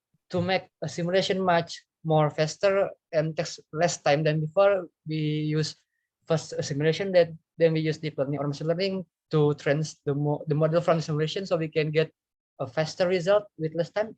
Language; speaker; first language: English; non-native, fluent; Indonesian